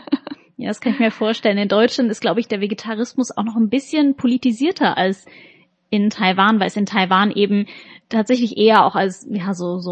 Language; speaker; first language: German; native; German